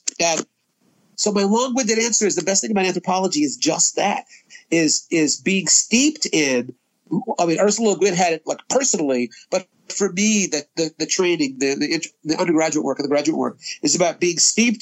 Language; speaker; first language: English; native; English